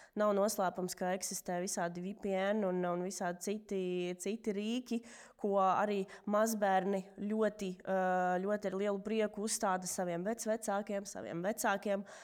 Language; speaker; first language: Latvian; non-native, local second language; Russian